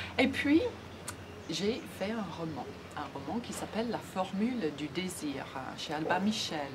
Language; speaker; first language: French; non-native, fluent; English